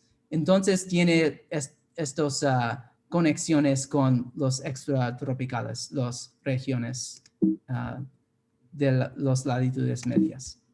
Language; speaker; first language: Spanish; non-native, fluent; English